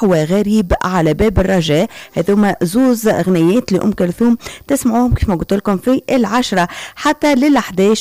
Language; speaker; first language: Arabic; native; Arabic